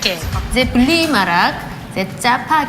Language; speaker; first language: Hebrew; non-native, learner; Korean